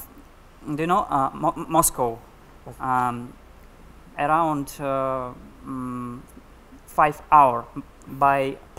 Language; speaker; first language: English; non-native, learner; Russian